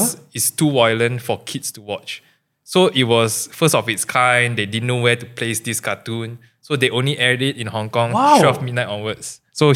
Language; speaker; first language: English; non-native, local second language; Min Nan Chinese